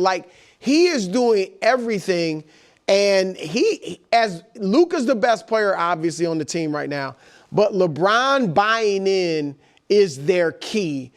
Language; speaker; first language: English; native; English